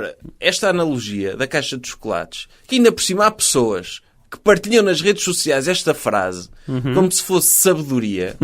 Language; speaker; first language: Portuguese; native; Portuguese